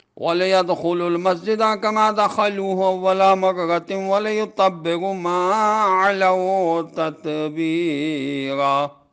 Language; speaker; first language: Arabic; non-native, fluent; Urdu